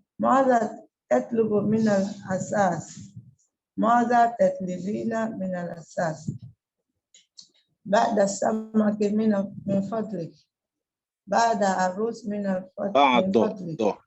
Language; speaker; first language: Arabic; non-native, learner; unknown